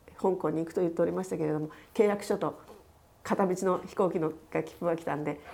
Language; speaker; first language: Japanese; native; Japanese